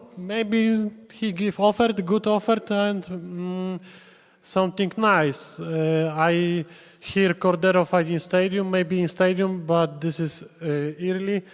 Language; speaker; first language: English; non-native, learner; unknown